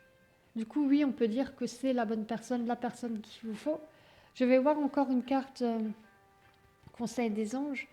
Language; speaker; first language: French; native; French